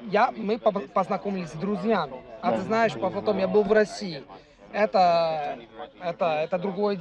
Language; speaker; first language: Russian; non-native, fluent; Italian